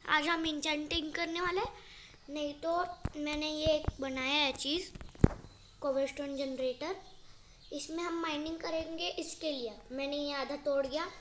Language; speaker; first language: Hindi; non-native, local second language; Marathi